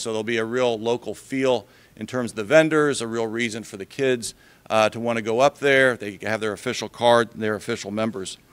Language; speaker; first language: English; native; English